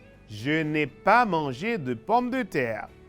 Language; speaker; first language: French; non-native, fluent; Spanish